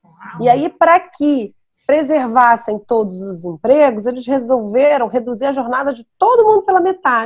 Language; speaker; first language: Portuguese; native; Portuguese